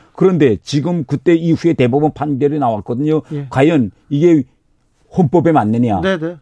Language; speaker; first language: Korean; native; Korean